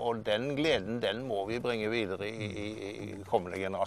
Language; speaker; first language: Norwegian; native; Norwegian